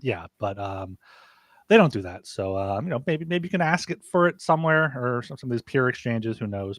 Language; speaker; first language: English; native; English